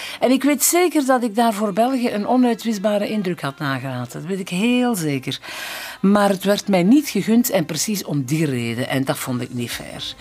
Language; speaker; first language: Dutch; native; Dutch